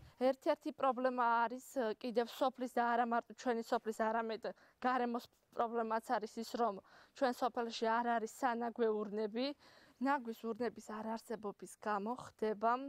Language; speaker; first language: Georgian; native; Georgian